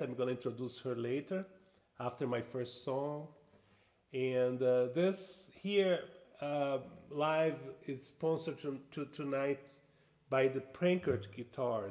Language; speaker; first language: English; non-native, fluent; Portuguese